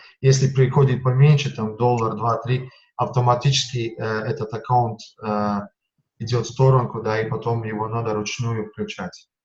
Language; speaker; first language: Russian; non-native, fluent; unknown